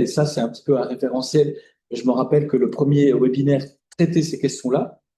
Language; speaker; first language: French; native; French